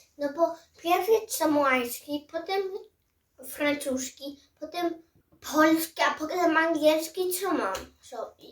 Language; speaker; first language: Polish; early bilingual, heritage; Samoan